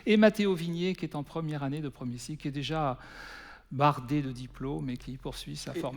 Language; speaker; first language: French; native; French